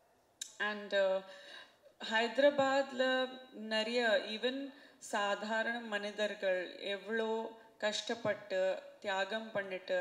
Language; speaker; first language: Tamil; non-native, fluent; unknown